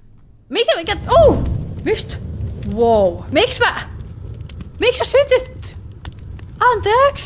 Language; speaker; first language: Finnish; native; Finnish